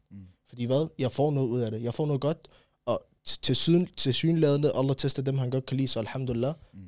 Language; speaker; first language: Danish; early bilingual, other home language; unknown